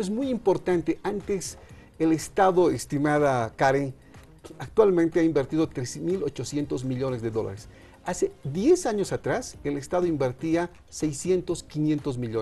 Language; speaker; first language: Spanish; native; Spanish